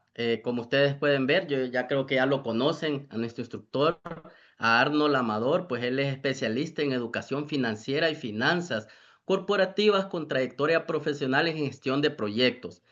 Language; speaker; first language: Spanish; native; Spanish